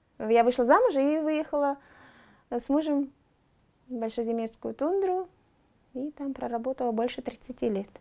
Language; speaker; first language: Russian; non-native, local second language; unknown